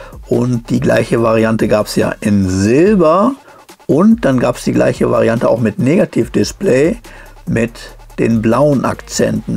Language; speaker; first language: German; native; German